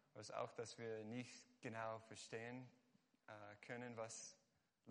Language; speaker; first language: German; non-native, fluent; Hungarian